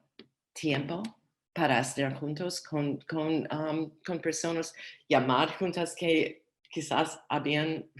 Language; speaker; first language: Spanish; non-native, learner; English